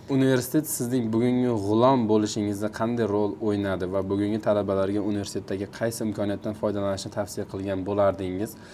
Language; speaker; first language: Uzbek; native; Uzbek